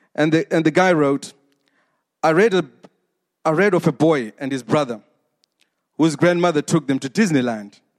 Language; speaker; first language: English; non-native, local second language; Shona